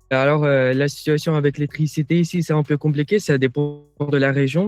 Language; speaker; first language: French; non-native, fluent; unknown